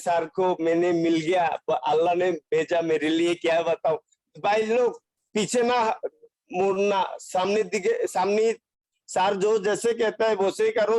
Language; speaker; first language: Hindi; non-native, fluent; Bangla